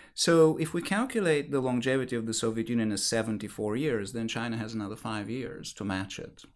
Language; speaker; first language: English; non-native, fluent; Bulgarian